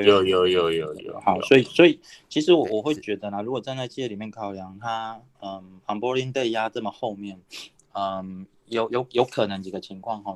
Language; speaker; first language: Chinese; native; Chinese